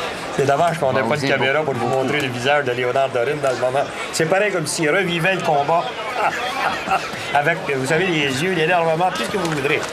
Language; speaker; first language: French; native; French